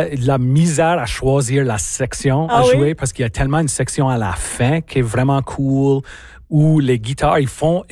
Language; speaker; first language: French; native; French